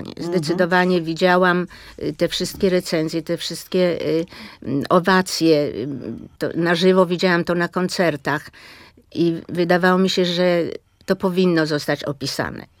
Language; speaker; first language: Polish; native; Polish